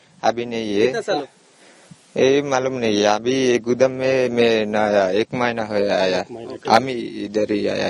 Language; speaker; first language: Hindi; non-native, learner; Bangla